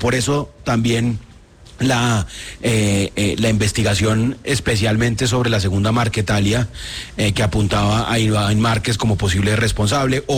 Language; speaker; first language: Spanish; native; Spanish